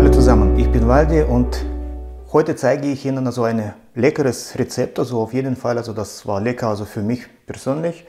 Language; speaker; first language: German; non-native, fluent; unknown